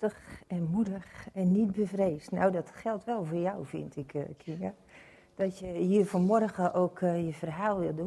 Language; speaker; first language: Dutch; native; Dutch